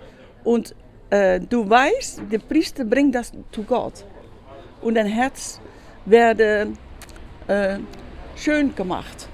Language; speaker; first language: German; non-native, learner; Dutch